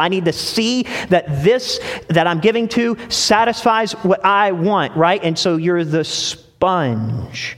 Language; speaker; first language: English; native; English